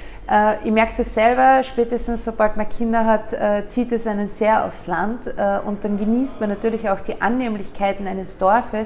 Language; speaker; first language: German; native; German